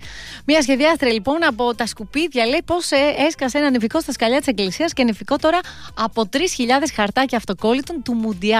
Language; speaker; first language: Greek; native; Greek